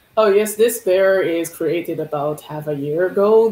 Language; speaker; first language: English; non-native, fluent; Chinese